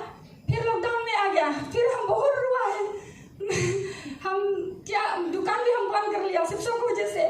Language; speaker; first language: Hindi; non-native, local second language; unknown